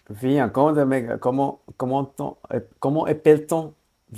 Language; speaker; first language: French; non-native, fluent; Sinhala